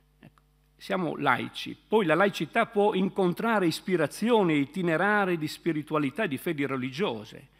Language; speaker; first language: Italian; native; Italian